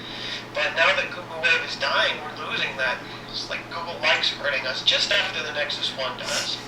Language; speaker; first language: English; native; English